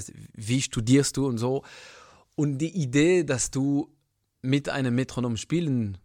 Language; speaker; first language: German; non-native, fluent; French